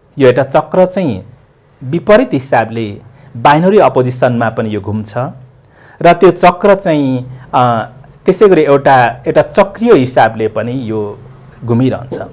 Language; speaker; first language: Nepali; non-native, local second language; Limbu